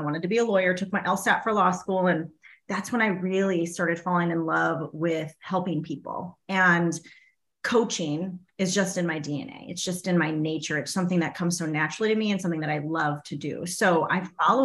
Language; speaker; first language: English; native; English